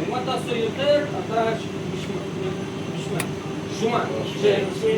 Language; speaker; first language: Hebrew; non-native, learner; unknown